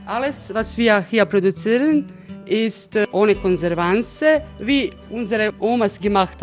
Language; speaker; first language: German; non-native, fluent; Croatian